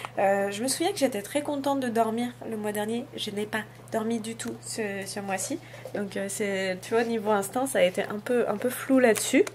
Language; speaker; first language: French; native; French